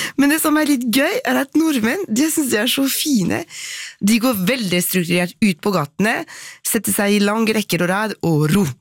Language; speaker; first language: Norwegian; non-native, fluent; French